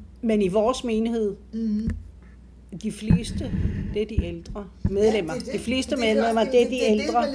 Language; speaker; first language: Danish; non-native, fluent; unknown